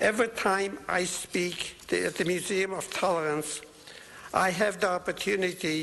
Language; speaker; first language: English; non-native, fluent; Polish